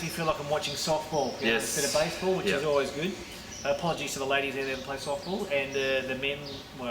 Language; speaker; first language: English; native; English